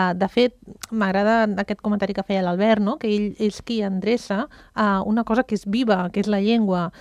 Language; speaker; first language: Catalan; native; Catalan